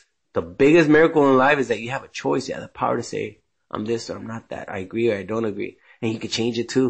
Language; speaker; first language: English; native; English